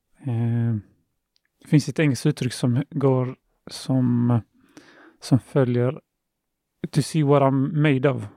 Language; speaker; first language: Swedish; early bilingual, other home language; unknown